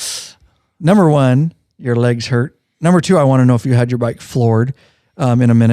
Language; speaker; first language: English; native; English